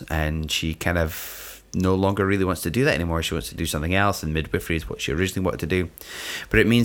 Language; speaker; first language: English; native; English